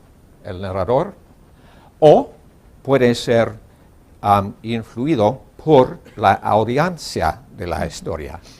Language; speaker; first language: Spanish; non-native, learner; English